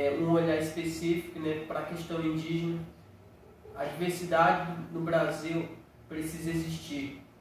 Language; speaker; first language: Portuguese; non-native, local second language; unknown